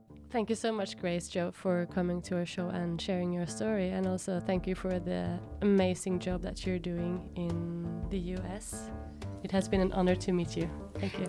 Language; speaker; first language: English; non-native, fluent; Norwegian